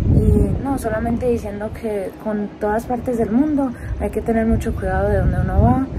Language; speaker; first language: Spanish; early bilingual, heritage; Spanish